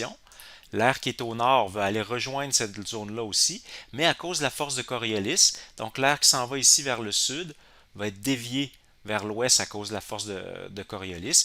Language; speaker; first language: French; native; French